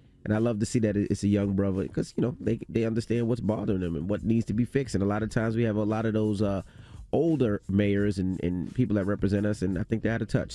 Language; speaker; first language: English; native; English